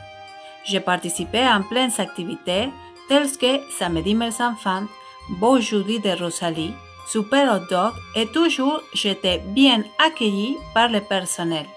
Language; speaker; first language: French; non-native, fluent; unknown